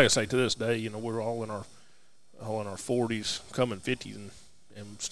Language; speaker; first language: English; native; English